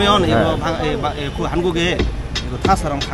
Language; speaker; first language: Korean; non-native, learner; Bangla